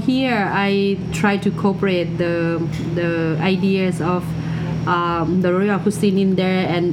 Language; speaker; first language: English; non-native, learner; Thai